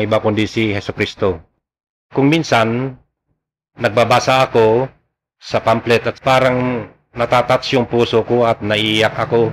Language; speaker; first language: Filipino; non-native, local second language; Iloko